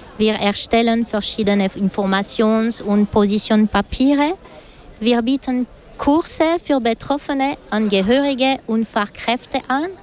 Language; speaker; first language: German; non-native, local second language; French